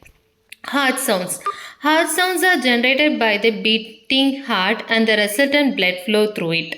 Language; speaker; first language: English; non-native, local second language; Tamil